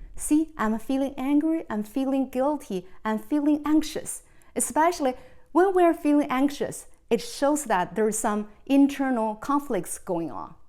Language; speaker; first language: English; non-native, fluent; Chinese